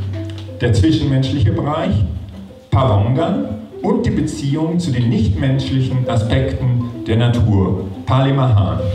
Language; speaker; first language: German; native; German